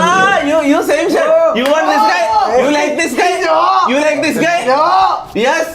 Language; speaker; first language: English; non-native, local second language; Malayalam